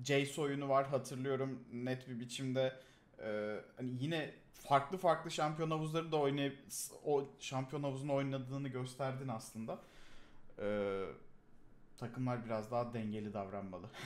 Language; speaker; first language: Turkish; native; Turkish